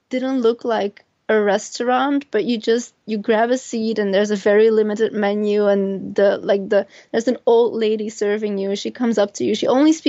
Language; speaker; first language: English; non-native, fluent; Dutch